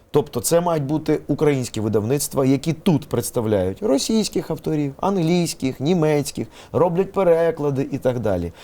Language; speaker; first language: Ukrainian; non-native, local second language; Russian